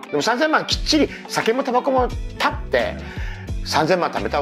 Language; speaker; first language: Japanese; native; Japanese